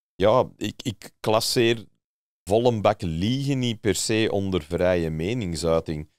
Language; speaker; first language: Dutch; non-native, fluent; English